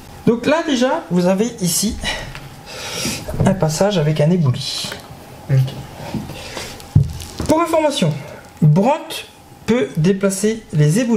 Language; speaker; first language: French; native; French